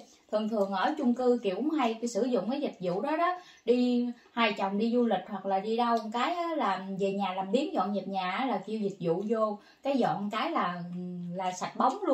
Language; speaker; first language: Vietnamese; native; Vietnamese